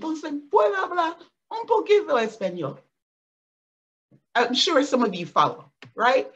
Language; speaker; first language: Spanish; non-native, learner; English